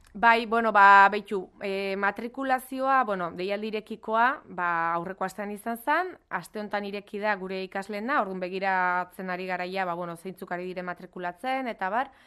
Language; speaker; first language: Basque; native; Basque